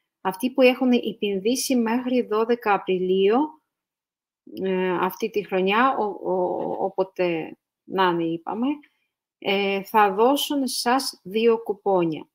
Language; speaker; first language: Greek; non-native, fluent; Russian